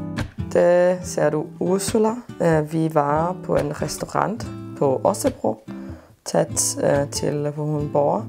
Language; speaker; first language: Danish; non-native, fluent; Italian